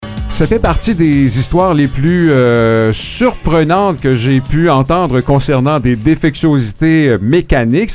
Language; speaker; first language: French; native; French